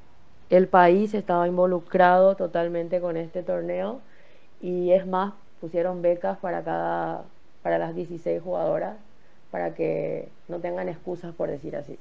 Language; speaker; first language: Spanish; native; Spanish